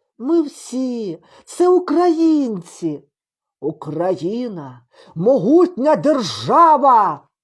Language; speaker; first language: Ukrainian; native; Ukrainian